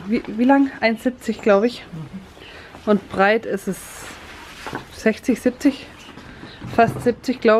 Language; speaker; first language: German; native; German